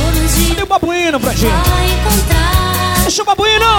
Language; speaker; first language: Portuguese; native; Portuguese